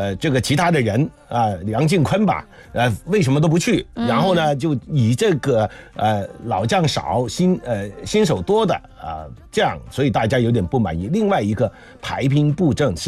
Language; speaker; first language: Chinese; non-native, local second language; Cantonese